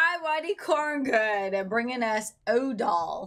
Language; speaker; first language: English; native; English